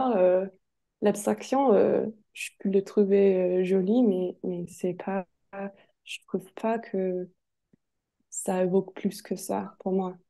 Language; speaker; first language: French; non-native, fluent; English